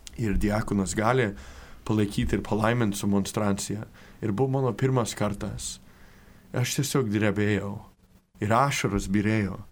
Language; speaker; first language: Lithuanian; early bilingual, heritage; Lithuanian